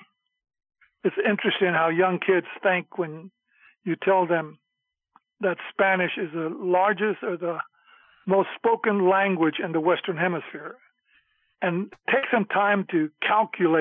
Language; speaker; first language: English; native; English